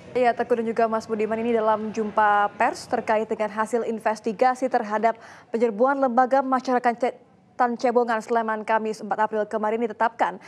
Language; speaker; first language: Indonesian; native; Indonesian